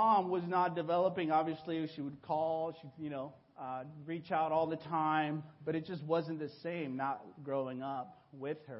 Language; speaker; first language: English; early bilingual, other home language; Spanish